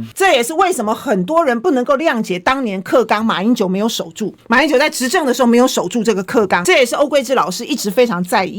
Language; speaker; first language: Chinese; native; Chinese